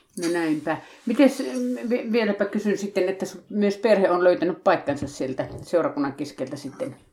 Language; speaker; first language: Finnish; native; Finnish